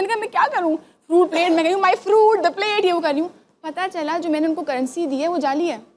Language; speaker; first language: Urdu; native; Urdu